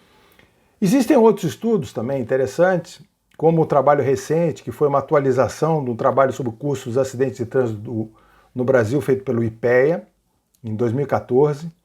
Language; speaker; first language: Portuguese; native; Portuguese